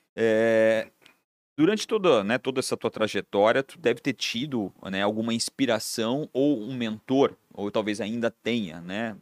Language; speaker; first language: Portuguese; native; Portuguese